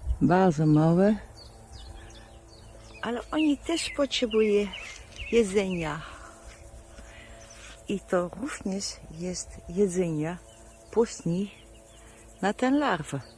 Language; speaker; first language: Polish; non-native, learner; Dutch